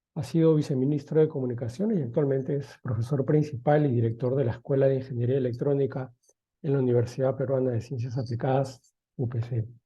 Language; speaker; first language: Spanish; native; Spanish